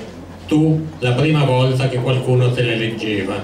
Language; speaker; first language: Italian; native; Italian